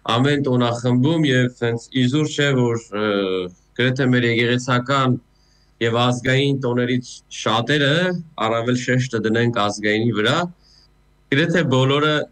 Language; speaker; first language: Armenian; native; Armenian